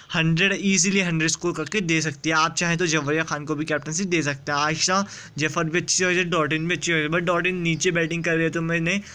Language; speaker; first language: Hindi; native; Hindi